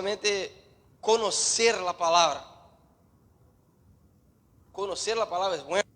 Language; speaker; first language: Spanish; non-native, learner; Portuguese